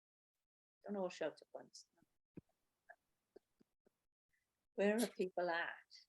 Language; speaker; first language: English; native; English